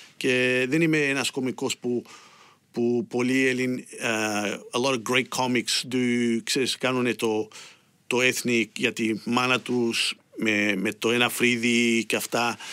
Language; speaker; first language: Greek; early bilingual, heritage; Greek